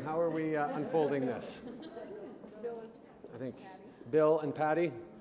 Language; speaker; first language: English; early bilingual, other home language; French